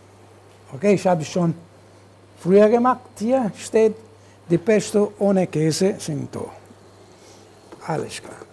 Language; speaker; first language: German; non-native, learner; Italian